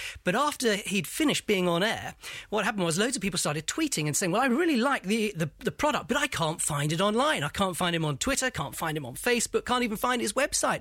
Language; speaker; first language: English; native; English